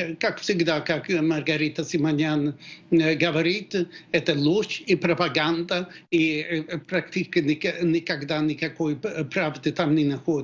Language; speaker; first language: Russian; non-native, fluent; Swedish